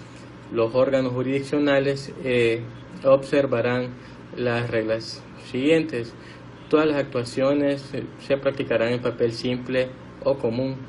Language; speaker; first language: Spanish; native; Spanish